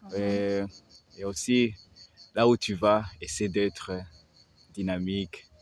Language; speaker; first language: French; non-native, local second language; Rundi